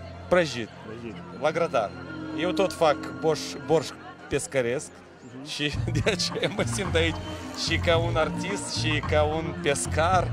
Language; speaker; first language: Romanian; non-native, local second language; Russian